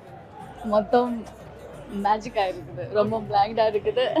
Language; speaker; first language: Tamil; non-native, learner; Malayalam